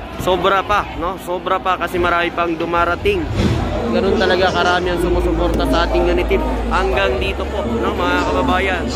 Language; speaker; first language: Filipino; non-native, local second language; Hiligaynon